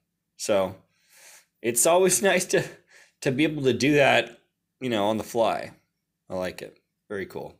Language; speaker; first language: English; native; English